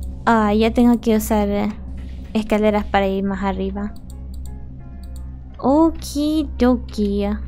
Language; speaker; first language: Spanish; early bilingual, heritage; Spanish